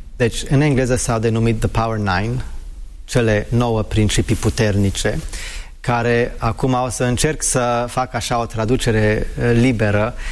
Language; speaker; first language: Romanian; early bilingual, heritage; Romanian